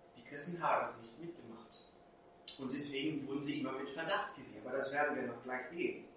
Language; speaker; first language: German; non-native, fluent; Portuguese